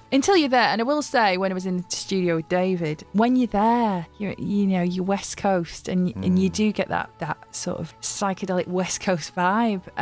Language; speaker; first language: English; native; English